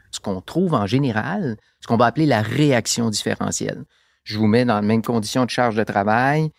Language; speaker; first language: French; native; French